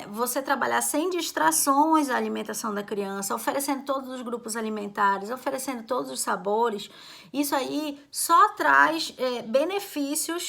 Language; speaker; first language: Portuguese; native; Portuguese